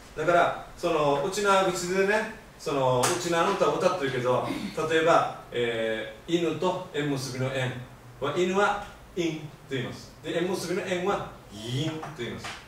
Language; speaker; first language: Japanese; native; Japanese